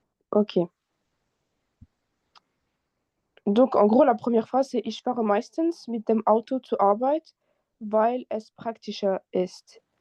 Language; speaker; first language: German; non-native, learner; French